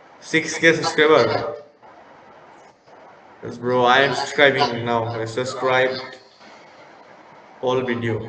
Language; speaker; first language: English; non-native, local second language; Hindi